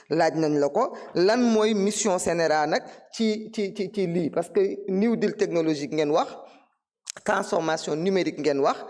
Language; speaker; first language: Wolof; non-native, local second language; Fula